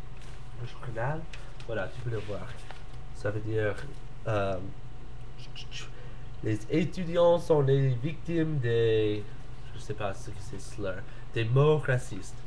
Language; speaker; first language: French; non-native, learner; English